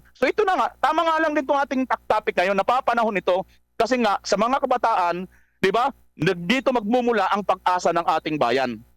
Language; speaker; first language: Filipino; non-native, local second language; Waray